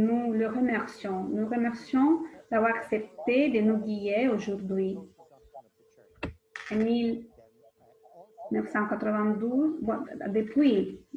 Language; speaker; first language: French; non-native, fluent; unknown